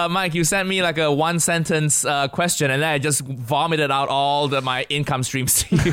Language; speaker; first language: English; non-native, local second language; Cantonese